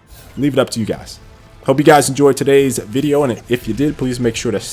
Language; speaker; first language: English; native; English